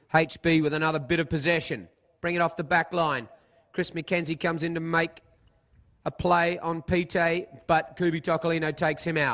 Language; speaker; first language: English; native; English